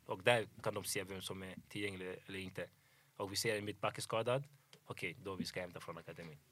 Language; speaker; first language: Swedish; early bilingual, other home language; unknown